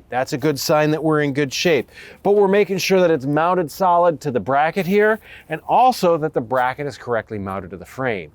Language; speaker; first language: English; native; English